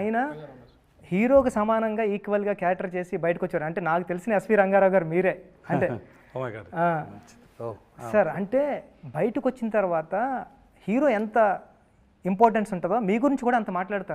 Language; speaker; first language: Telugu; native; Telugu